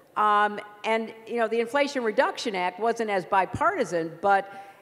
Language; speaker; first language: English; native; English